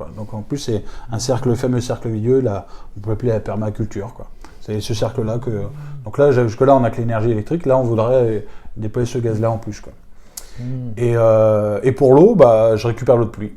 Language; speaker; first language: French; native; French